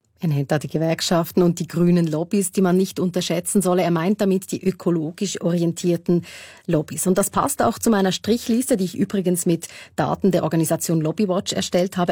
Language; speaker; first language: German; native; German